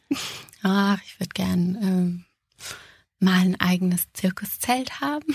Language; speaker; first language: German; native; German